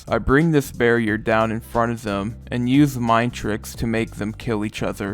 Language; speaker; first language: English; native; English